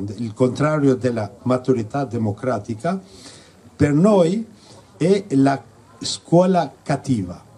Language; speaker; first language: Italian; non-native, fluent; Albanian